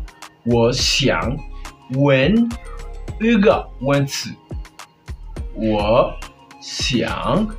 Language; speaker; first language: Chinese; non-native, fluent; French